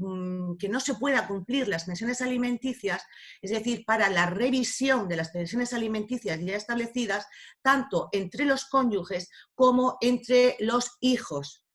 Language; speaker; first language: Spanish; native; Spanish